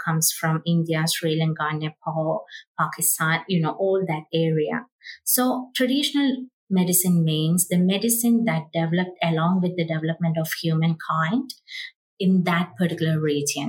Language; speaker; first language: English; non-native, local second language; Malayalam